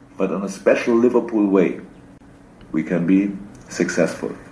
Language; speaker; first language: English; non-native, fluent; German